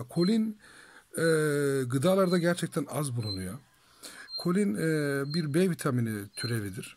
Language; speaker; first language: Turkish; native; Turkish